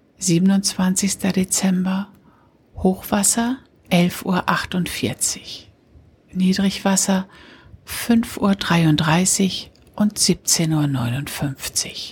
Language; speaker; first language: German; native; German